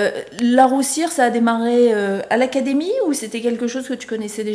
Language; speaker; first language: French; native; French